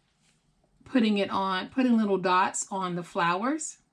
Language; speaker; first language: English; native; English